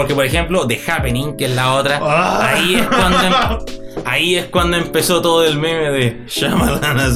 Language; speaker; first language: Spanish; native; Spanish